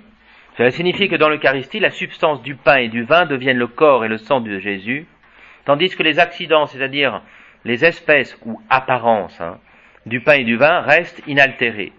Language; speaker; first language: French; native; French